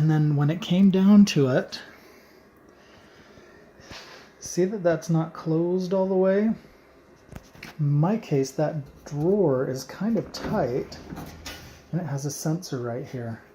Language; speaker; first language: English; native; English